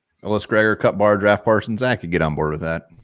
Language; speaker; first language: English; native; English